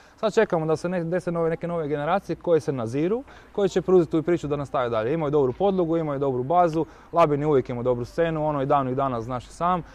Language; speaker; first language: Croatian; native; Croatian